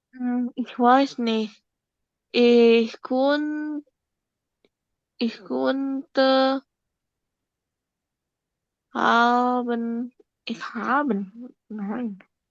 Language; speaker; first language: German; non-native, learner; Indonesian